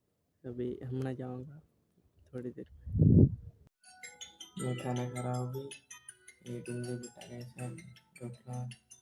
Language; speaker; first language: Hindi; non-native, local second language; Gujarati